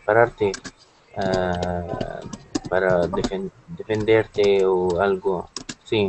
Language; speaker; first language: Spanish; non-native, learner; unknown